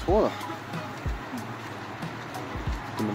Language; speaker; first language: Chinese; non-native, fluent; English